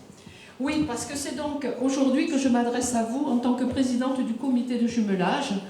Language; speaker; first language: French; native; French